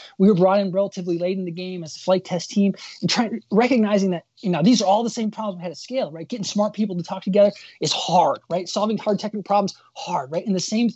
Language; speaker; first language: English; native; English